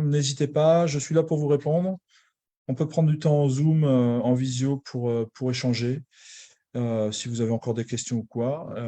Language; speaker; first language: French; native; French